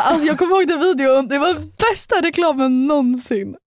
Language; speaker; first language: Swedish; native; Swedish